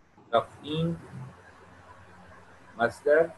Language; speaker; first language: Persian; non-native, fluent; Urdu